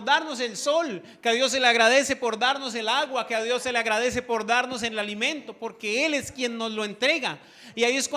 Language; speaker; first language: Spanish; native; Spanish